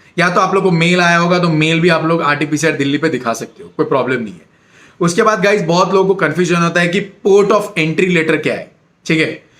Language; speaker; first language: Hindi; non-native, local second language; Gujarati